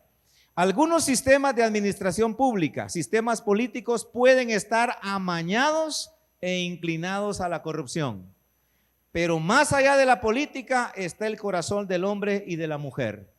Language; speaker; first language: Spanish; native; Spanish